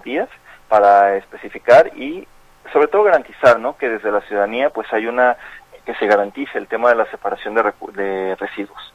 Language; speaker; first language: Spanish; native; Spanish